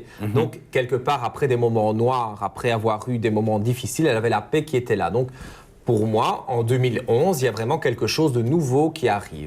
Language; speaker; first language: French; native; French